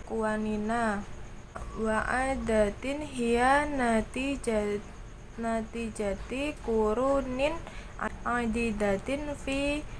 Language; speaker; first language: Arabic; non-native, learner; Indonesian